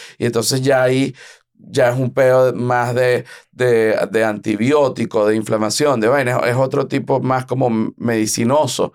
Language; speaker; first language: Spanish; native; Spanish